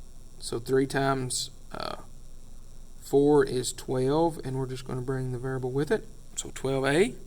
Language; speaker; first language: English; native; English